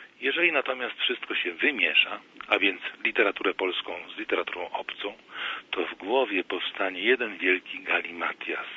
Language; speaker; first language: Polish; native; Polish